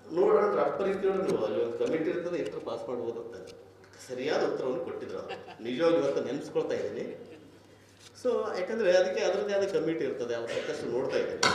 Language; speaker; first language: Kannada; native; Kannada